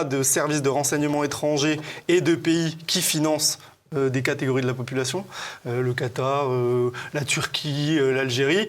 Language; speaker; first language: French; native; French